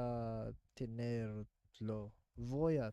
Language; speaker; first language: Spanish; non-native, learner; English